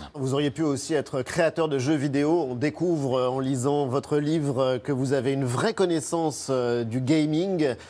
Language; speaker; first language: French; native; French